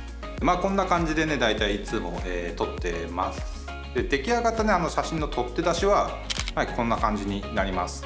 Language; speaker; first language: Japanese; native; Japanese